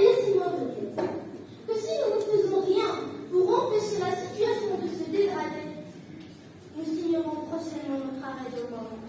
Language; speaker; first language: French; non-native, local second language; Arabic